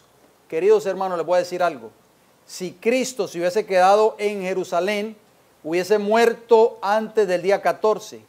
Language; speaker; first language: Spanish; native; Spanish